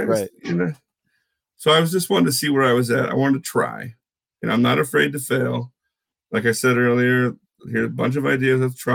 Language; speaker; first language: English; native; English